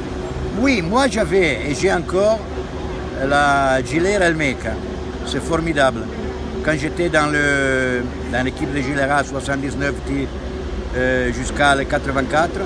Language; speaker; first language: French; non-native, fluent; Italian